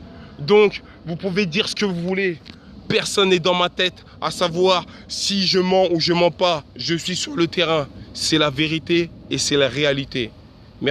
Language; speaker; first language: French; native; French